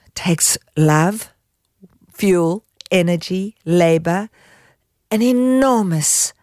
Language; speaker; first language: English; native; English